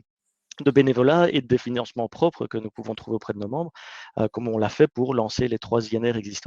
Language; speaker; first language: French; native; French